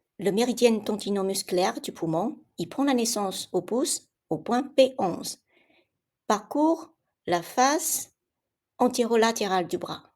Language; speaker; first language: French; non-native, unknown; Chinese